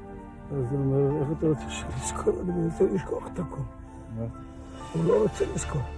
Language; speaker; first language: Hebrew; non-native, fluent; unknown